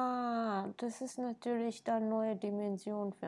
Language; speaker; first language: German; non-native, fluent; Japanese